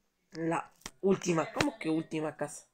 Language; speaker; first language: Spanish; native; Spanish